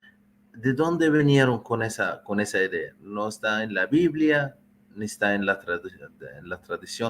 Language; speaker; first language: Spanish; non-native, fluent; Arabic